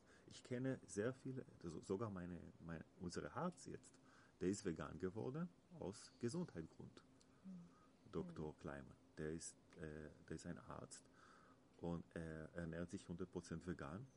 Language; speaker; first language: German; non-native, learner; Hebrew